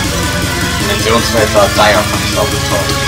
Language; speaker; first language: German; native; German